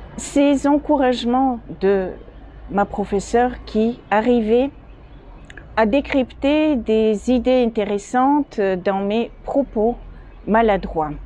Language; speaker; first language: French; non-native, fluent; Bulgarian